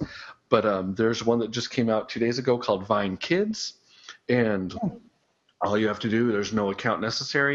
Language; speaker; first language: English; native; English